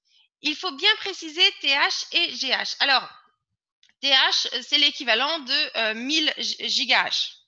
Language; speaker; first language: French; native; French